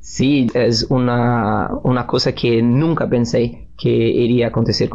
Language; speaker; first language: Spanish; non-native, learner; Portuguese